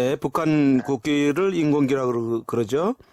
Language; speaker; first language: Korean; native; Korean